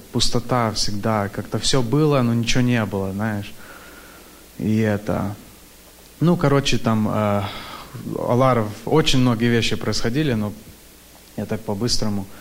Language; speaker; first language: Russian; early bilingual, heritage; Russian